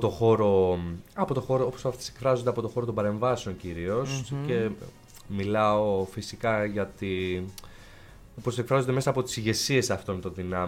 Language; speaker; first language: Greek; native; Greek